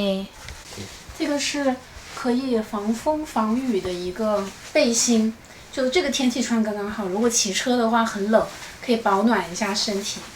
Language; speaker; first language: Chinese; native; Chinese